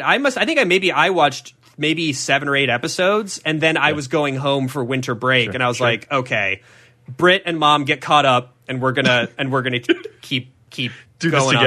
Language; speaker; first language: English; native; English